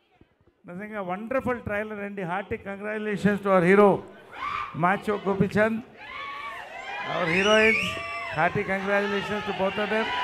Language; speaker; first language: Telugu; native; Telugu